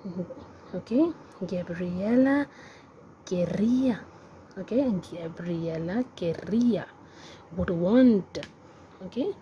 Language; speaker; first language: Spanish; non-native, learner; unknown